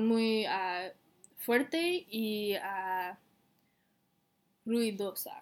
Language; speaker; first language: Spanish; non-native, learner; English